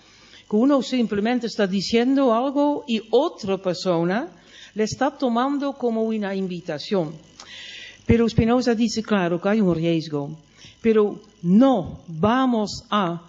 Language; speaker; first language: Spanish; non-native, fluent; Dutch